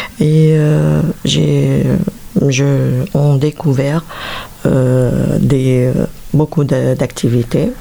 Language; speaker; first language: French; non-native, learner; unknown